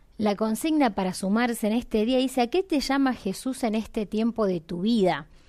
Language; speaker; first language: Spanish; native; Spanish